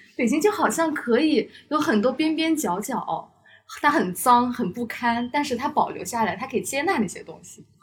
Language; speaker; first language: Chinese; native; Chinese